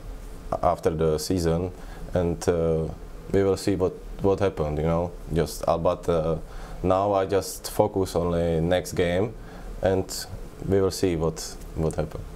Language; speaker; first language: English; non-native, learner; Czech